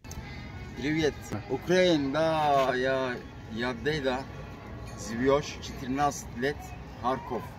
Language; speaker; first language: Russian; non-native, learner; Turkish